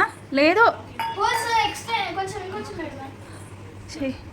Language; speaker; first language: Telugu; native; Telugu